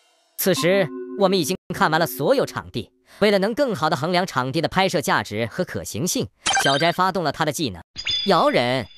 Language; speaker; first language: Chinese; native; Chinese